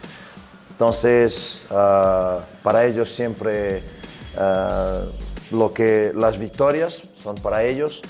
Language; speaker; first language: Spanish; non-native, fluent; Portuguese